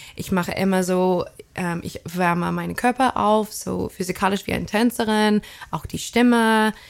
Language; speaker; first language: German; non-native, fluent; English